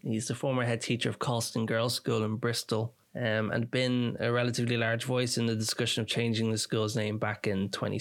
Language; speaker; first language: English; native; English